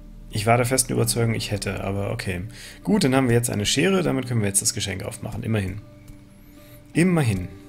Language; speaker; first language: German; native; German